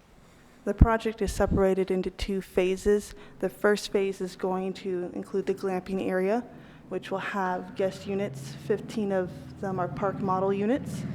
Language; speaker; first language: English; native; English